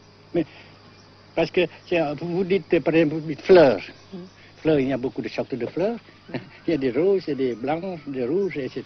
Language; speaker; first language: French; non-native, fluent; Vietnamese